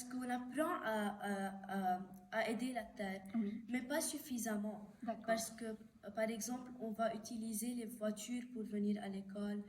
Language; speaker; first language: French; non-native, local second language; Arabic